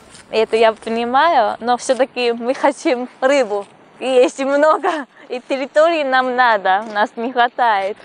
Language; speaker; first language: Russian; non-native, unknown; Japanese